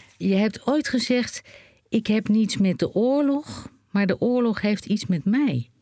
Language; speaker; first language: Dutch; native; Dutch